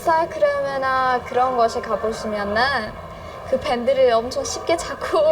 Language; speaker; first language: Korean; non-native, fluent; Persian